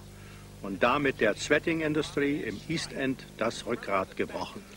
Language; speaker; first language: German; native; German